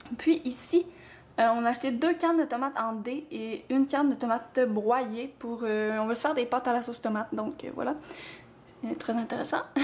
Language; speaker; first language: French; native; French